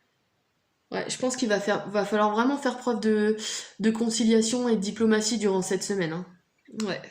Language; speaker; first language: French; native; French